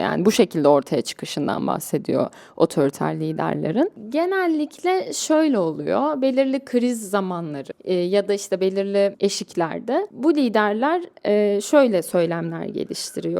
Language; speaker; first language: Turkish; native; Turkish